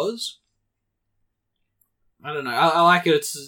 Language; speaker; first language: English; native; English